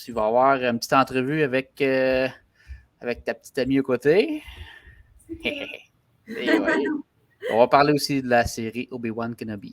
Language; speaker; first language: French; native; French